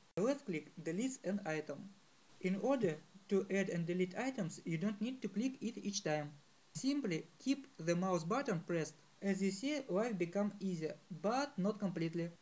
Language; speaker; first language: English; non-native, fluent; Russian